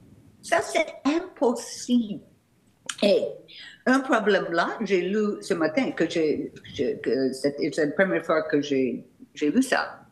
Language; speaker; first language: French; non-native, fluent; English